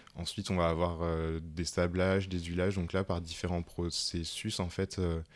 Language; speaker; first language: French; native; French